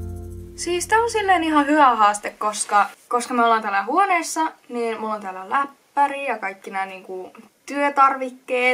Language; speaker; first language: Finnish; native; Finnish